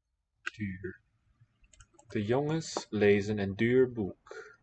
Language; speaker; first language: Dutch; non-native, learner; English